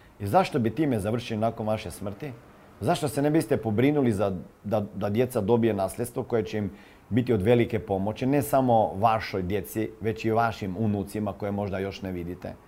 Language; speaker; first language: Croatian; non-native, fluent; Serbian